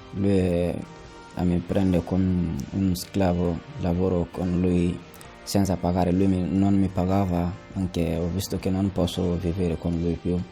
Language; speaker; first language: Italian; non-native, learner; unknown